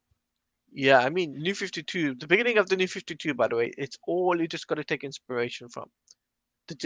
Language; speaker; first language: English; native; English